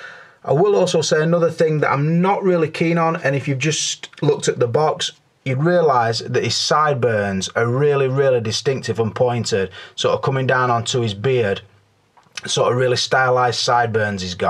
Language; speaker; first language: English; native; English